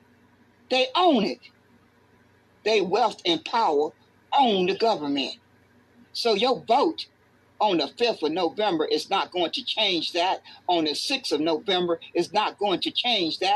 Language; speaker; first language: English; native; English